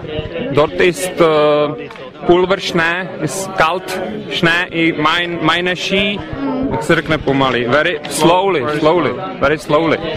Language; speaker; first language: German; non-native, learner; Slovak